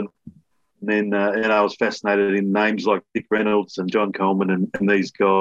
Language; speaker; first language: English; native; English